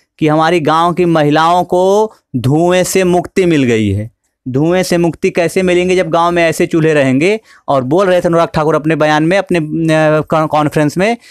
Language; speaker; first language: Hindi; native; Hindi